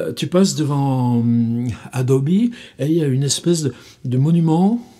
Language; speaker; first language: French; native; French